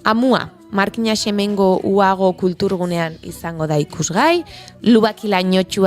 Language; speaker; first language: Basque; native; Basque